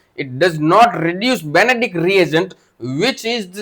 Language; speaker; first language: English; non-native, local second language; Gujarati